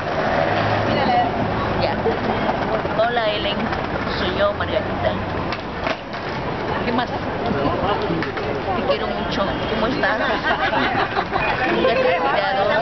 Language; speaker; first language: Spanish; native; Spanish